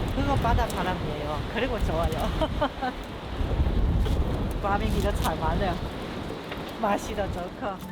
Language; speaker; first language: Korean; non-native, learner; Chinese